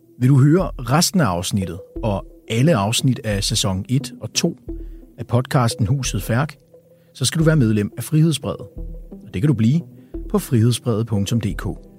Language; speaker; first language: Danish; native; Danish